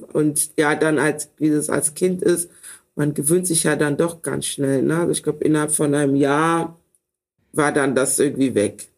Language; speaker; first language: German; early bilingual, other home language; Ewe